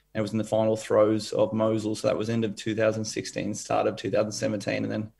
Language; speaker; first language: English; native; English